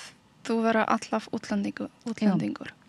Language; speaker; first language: Icelandic; non-native, learner; Polish